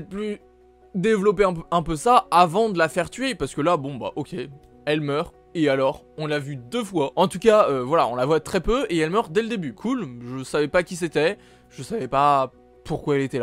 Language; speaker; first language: French; native; French